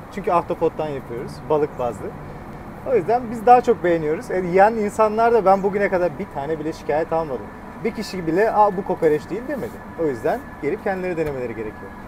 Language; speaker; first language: Turkish; native; Turkish